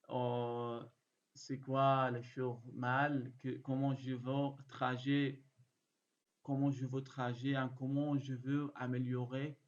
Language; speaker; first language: French; non-native, learner; Arabic